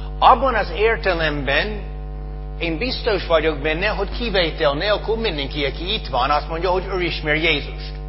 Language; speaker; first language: Hungarian; non-native, fluent; English